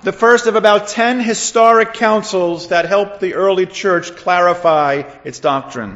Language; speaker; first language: English; native; English